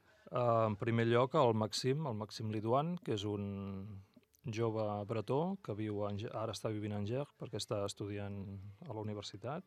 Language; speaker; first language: Catalan; native; Catalan